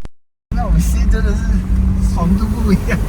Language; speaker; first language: Chinese; native; Chinese